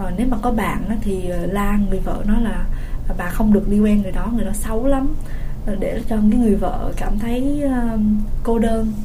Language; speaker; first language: Vietnamese; early bilingual, heritage; Vietnamese